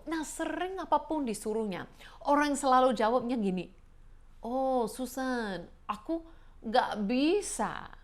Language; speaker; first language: Indonesian; non-native, fluent; English